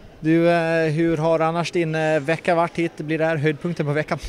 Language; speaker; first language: Swedish; native; Swedish